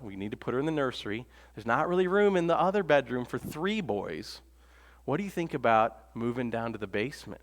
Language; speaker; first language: English; native; English